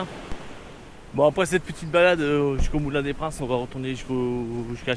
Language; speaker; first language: French; native; French